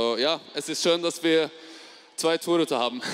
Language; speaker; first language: German; non-native, fluent; Norwegian